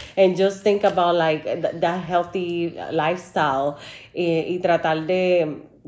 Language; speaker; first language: English; non-native, fluent; Spanish